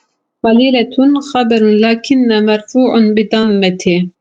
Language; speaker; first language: Arabic; non-native, learner; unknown